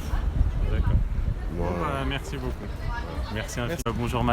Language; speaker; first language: French; native; French